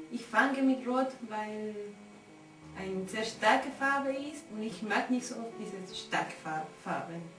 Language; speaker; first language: German; non-native, learner; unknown